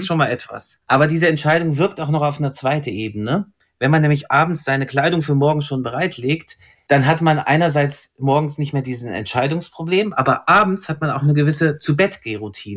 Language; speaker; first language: German; native; German